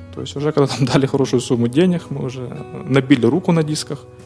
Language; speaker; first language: Russian; non-native, local second language; Ukrainian